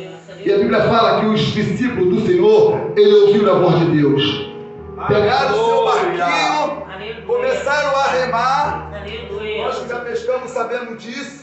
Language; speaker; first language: Portuguese; native; Portuguese